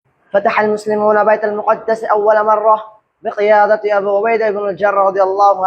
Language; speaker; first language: Arabic; non-native, learner; Bangla